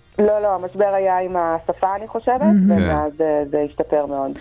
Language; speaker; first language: Hebrew; early bilingual, other home language; Russian